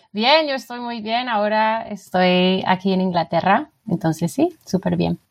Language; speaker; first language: Spanish; non-native, fluent; English